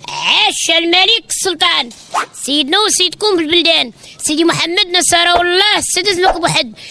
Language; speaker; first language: Arabic; native; Arabic